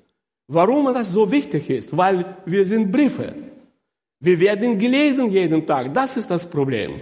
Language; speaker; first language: German; non-native, fluent; Russian